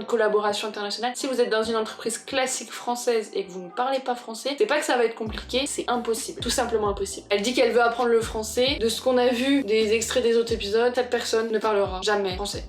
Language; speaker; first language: French; native; French